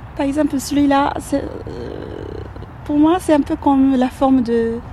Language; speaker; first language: French; non-native, learner; Japanese